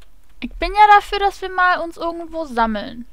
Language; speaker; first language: German; native; German